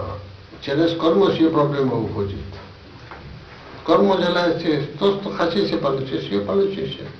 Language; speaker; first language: Russian; non-native, learner; Bangla